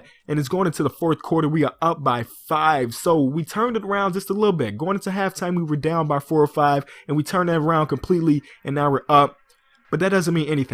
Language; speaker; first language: English; native; English